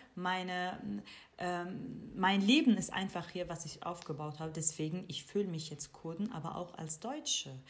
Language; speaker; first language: German; non-native, fluent; Kurdish